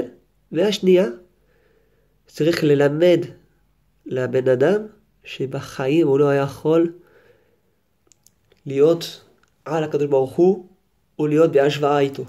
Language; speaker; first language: Hebrew; non-native, fluent; French